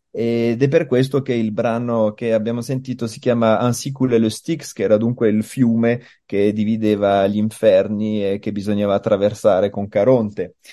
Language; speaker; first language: Italian; non-native, fluent; French